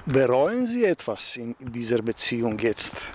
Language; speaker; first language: German; non-native, fluent; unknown